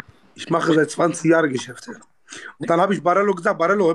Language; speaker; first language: German; non-native, learner; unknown